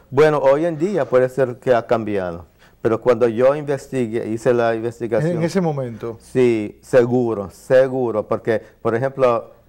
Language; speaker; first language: Spanish; non-native, fluent; English